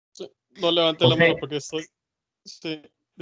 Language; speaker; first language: Spanish; native; Spanish